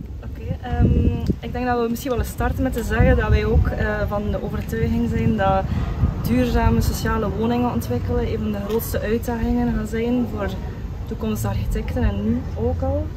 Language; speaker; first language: Dutch; native; Dutch